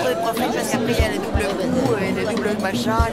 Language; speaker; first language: French; non-native, fluent; Spanish